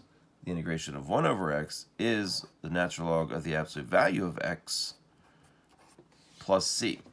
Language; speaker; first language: English; native; English